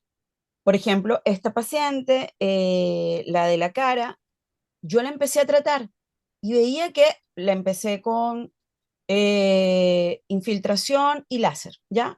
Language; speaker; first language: Spanish; native; Spanish